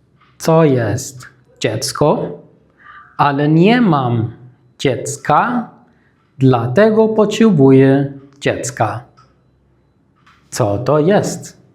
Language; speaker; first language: Polish; non-native, fluent; Arabic